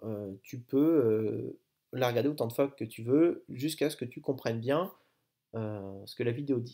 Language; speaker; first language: French; native; French